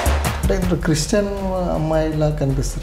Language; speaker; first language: Telugu; native; Telugu